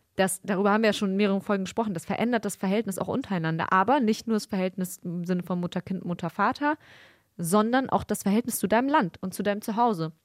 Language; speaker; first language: German; early bilingual, other home language; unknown